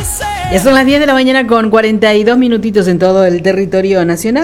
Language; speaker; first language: Spanish; native; Spanish